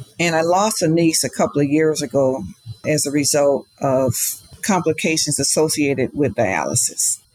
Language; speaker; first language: English; native; English